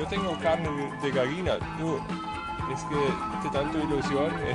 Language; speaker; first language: Spanish; non-native, fluent; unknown